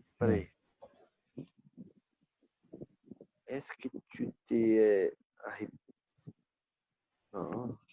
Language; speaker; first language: French; non-native, learner; Portuguese